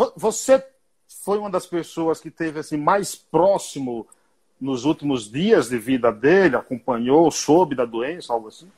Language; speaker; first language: Portuguese; native; Portuguese